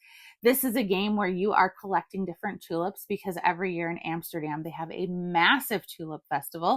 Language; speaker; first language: English; native; English